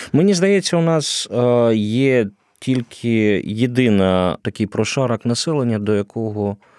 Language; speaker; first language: Ukrainian; native; Ukrainian